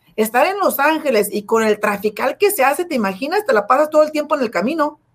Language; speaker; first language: Spanish; early bilingual, heritage; Spanish